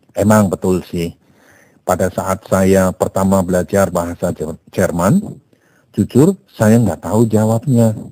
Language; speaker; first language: Indonesian; native; Indonesian